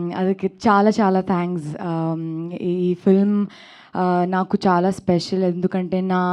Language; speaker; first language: Telugu; non-native, learner; Kannada